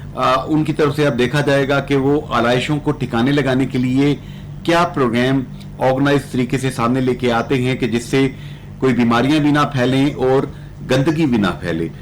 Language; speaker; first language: Urdu; non-native, local second language; Punjabi